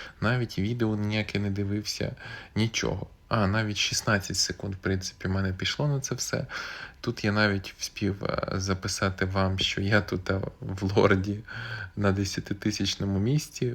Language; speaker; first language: Ukrainian; native; Ukrainian